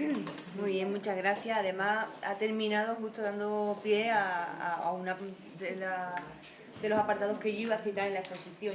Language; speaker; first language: Spanish; native; Spanish